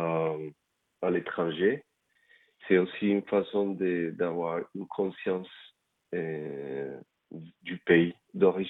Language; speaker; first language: French; non-native, fluent; Spanish